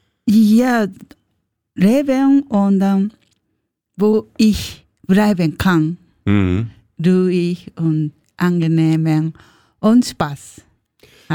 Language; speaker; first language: German; non-native, learner; Japanese